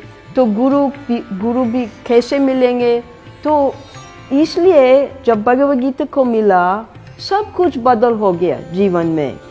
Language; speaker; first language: Hindi; non-native, fluent; English